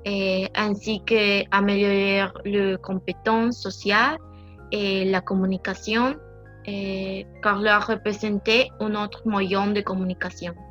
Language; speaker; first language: French; non-native, learner; Spanish